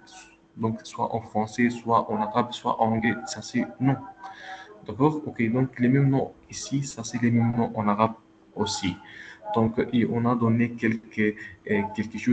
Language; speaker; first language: French; non-native, local second language; Arabic